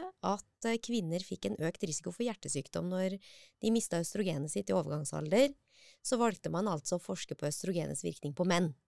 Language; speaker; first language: Norwegian; native; Norwegian